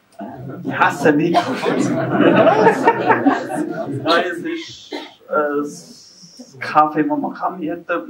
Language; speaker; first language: German; non-native, learner; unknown